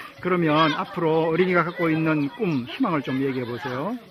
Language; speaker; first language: Korean; native; Korean